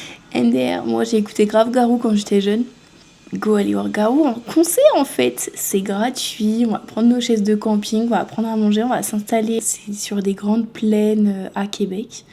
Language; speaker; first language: French; native; French